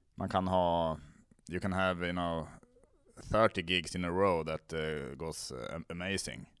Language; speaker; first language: English; non-native, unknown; Swedish